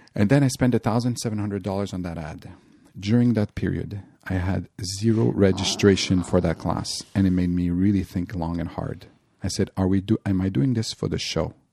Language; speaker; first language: English; non-native, local second language; French